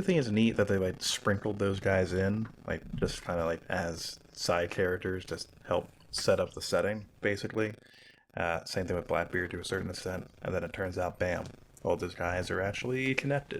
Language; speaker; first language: English; native; English